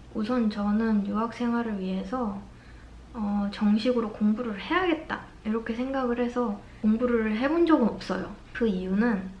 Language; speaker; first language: Korean; native; Korean